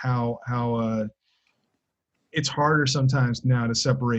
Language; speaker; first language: English; native; English